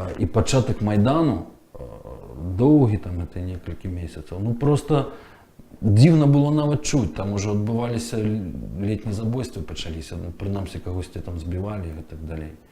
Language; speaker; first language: Belarusian; native; Belarusian